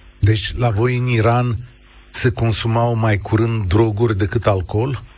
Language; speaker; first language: Romanian; native; Romanian